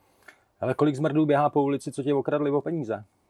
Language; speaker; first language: Czech; native; Czech